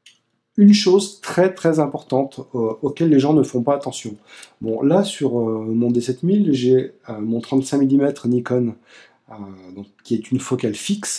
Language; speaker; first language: French; native; French